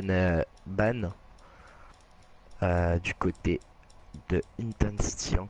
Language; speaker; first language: French; native; French